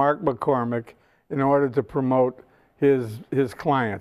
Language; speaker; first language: English; native; English